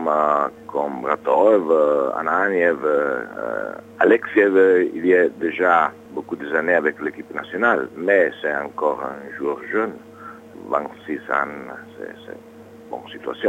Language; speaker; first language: French; non-native, learner; Italian